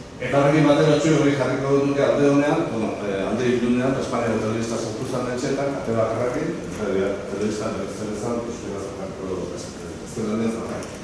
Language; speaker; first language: Basque; native; Basque